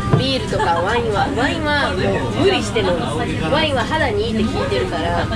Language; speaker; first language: Japanese; non-native, fluent; Portuguese